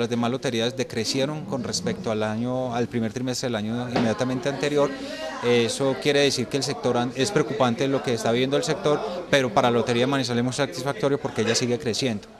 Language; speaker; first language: Spanish; native; Spanish